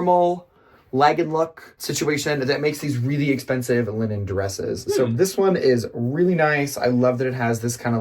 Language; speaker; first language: English; native; English